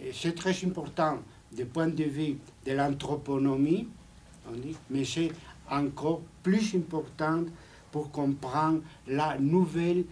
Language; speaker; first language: French; non-native, fluent; Spanish